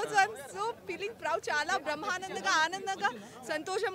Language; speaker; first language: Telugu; non-native, learner; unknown